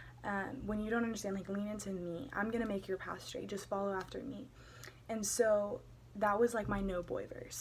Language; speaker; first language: English; native; English